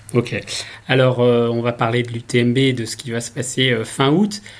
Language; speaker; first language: French; native; French